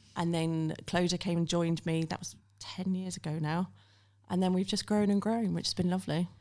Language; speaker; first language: English; native; English